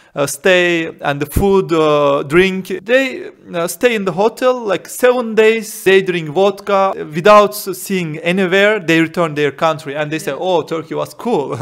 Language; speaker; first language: English; non-native, fluent; Turkish